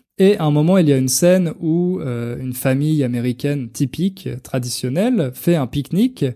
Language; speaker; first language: French; native; French